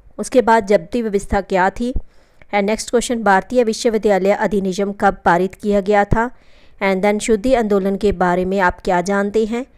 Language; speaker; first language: Hindi; non-native, local second language; Punjabi